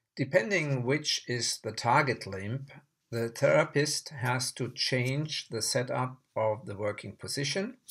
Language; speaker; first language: English; non-native, fluent; German